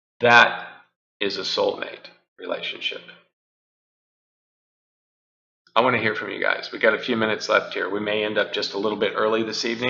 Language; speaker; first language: English; native; English